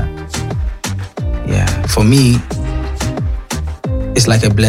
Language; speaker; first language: English; non-native, local second language; Akan